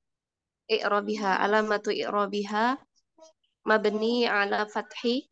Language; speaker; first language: Arabic; non-native, learner; Indonesian